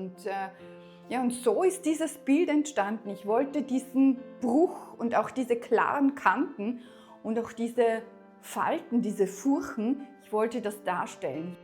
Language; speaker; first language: German; native; German